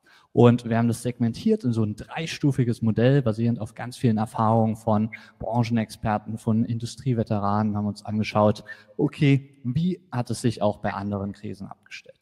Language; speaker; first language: German; native; German